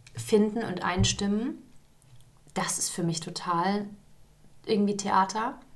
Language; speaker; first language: German; native; German